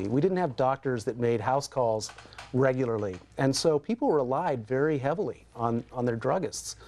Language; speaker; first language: English; native; English